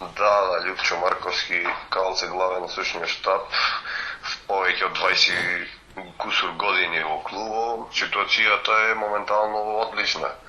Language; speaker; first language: Macedonian; native; Macedonian